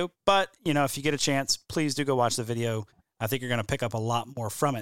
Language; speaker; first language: English; native; English